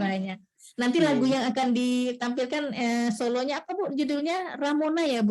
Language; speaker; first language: Malay; native; Malay